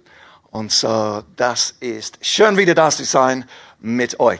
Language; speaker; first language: German; non-native, fluent; English